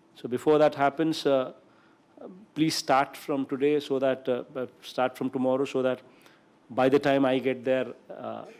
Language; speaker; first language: English; non-native, local second language; Telugu